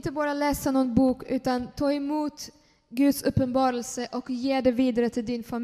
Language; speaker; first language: Swedish; non-native, fluent; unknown